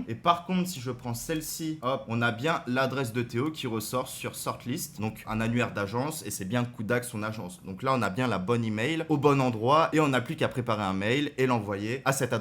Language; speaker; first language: French; native; French